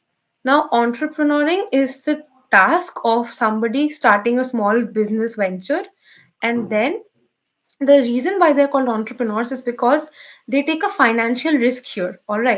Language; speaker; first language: English; non-native, local second language; Bangla